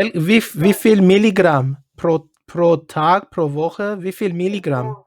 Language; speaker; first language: German; non-native, learner; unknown